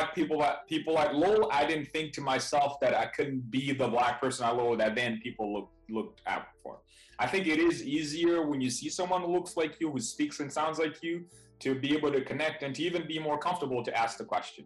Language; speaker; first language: English; non-native, fluent; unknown